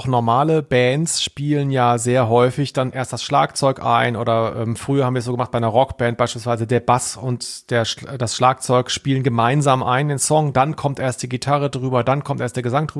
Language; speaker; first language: German; native; German